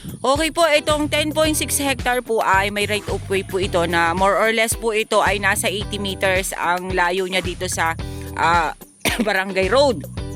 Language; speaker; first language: Filipino; native; Filipino